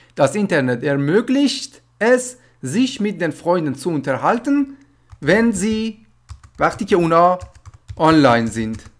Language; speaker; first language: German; non-native, fluent; Persian